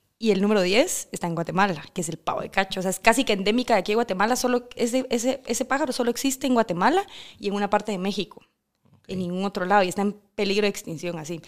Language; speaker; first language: Spanish; native; Spanish